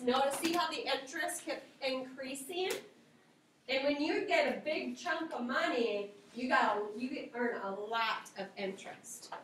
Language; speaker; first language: English; native; English